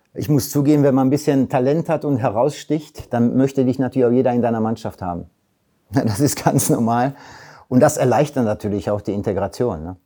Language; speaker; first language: German; early bilingual, other home language; Polish